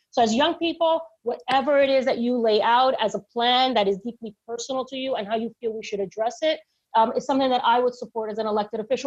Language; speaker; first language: English; non-native, local second language; Spanish